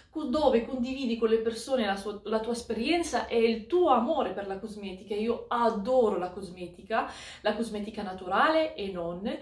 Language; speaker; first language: Italian; early bilingual, other home language; Arabic